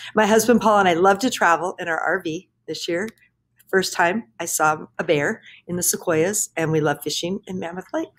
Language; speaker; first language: English; native; English